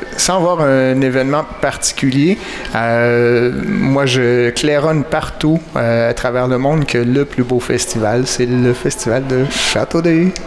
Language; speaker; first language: French; native; French